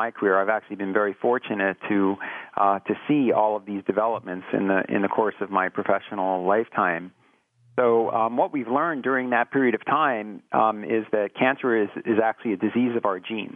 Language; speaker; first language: English; native; English